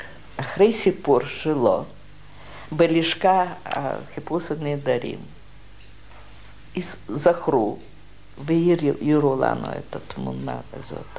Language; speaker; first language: Hebrew; non-native, fluent; Russian